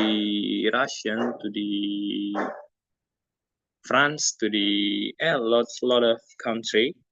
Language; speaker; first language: English; non-native, learner; Indonesian